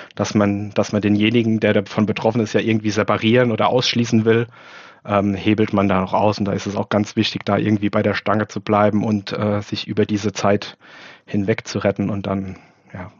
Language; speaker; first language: German; native; German